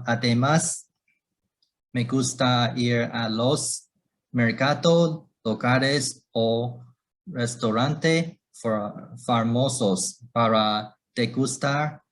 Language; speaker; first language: Spanish; non-native, learner; Chinese